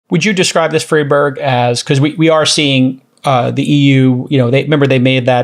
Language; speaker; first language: English; native; English